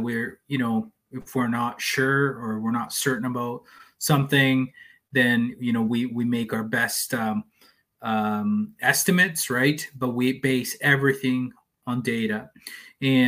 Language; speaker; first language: English; non-native, fluent; Spanish